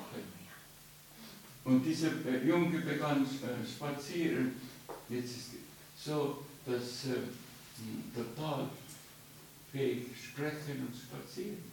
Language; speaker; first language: German; non-native, fluent; Estonian